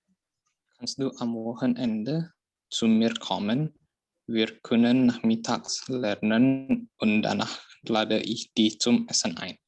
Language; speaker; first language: German; non-native, learner; Indonesian